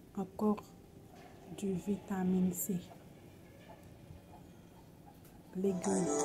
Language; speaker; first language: French; non-native, local second language; Haitian Creole